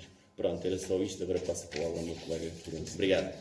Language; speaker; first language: Portuguese; native; Portuguese